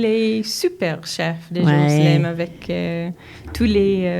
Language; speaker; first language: French; non-native, learner; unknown